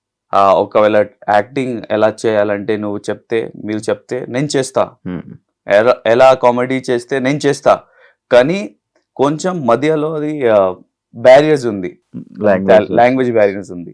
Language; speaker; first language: Telugu; non-native, learner; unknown